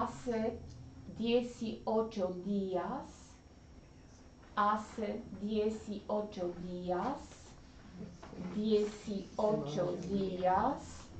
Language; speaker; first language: Spanish; non-native, learner; English